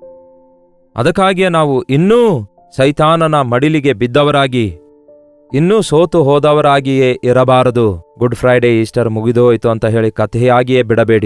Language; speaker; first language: Kannada; native; Kannada